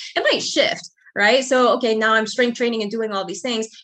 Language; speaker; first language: English; native; English